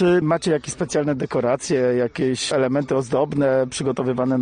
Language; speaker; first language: Polish; native; Polish